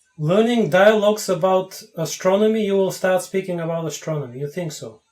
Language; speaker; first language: English; non-native, fluent; Bulgarian